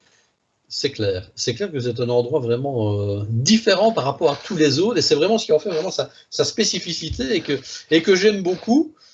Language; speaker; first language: French; native; French